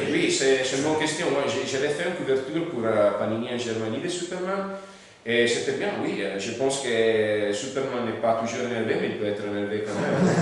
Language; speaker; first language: French; non-native, learner; Italian